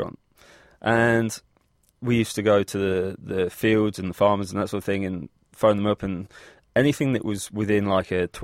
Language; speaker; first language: English; native; English